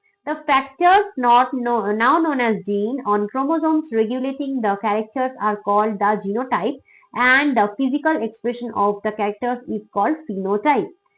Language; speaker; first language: English; non-native, local second language; Bangla